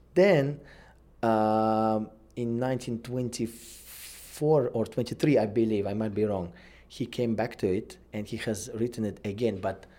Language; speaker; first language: English; non-native, fluent; Russian